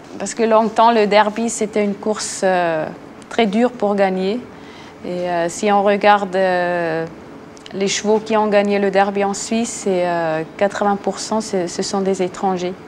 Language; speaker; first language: French; non-native, local second language; German